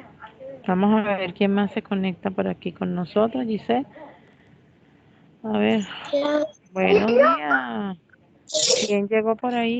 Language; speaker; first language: Spanish; native; Spanish